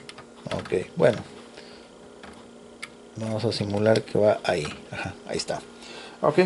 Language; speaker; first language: Spanish; native; Spanish